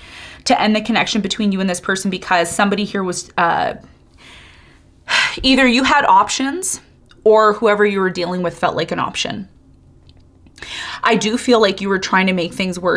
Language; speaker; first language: English; native; English